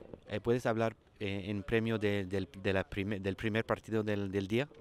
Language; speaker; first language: Spanish; non-native, learner; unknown